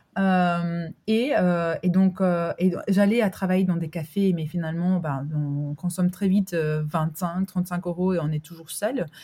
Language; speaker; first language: French; early bilingual, other home language; Albanian